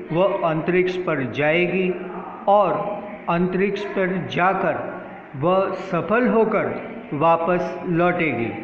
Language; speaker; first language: Hindi; non-native, local second language; Gujarati